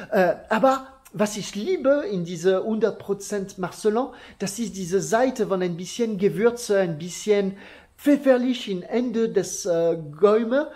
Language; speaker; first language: German; non-native, learner; French